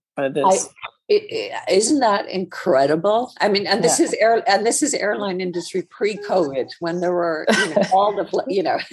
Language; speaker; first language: English; non-native, fluent; Icelandic